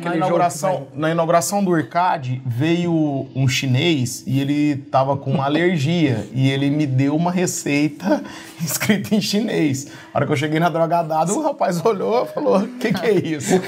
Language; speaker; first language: Portuguese; native; Portuguese